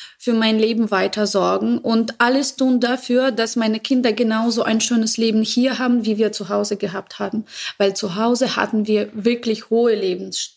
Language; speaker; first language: German; non-native, learner; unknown